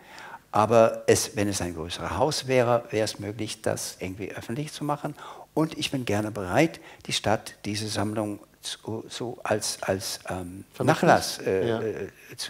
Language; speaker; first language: German; non-native, fluent; English